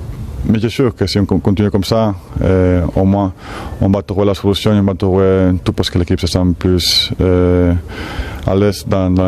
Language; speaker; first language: French; non-native, fluent; Spanish